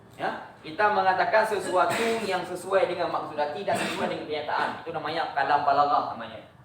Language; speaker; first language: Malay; non-native, local second language; Achinese